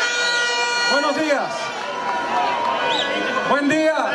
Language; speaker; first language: Spanish; native; Spanish